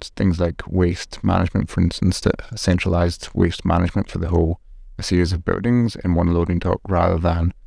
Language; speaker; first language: English; native; English